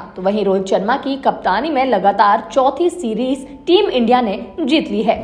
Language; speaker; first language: Hindi; native; Hindi